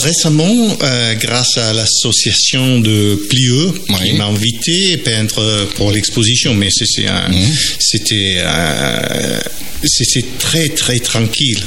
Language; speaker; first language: French; non-native, fluent; English